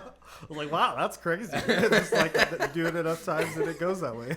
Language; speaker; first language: English; native; English